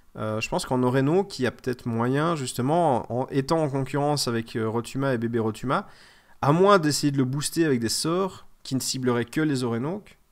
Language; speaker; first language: French; native; French